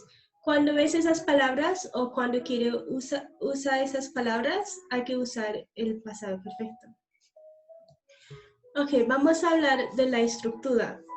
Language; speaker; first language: Spanish; non-native, fluent; English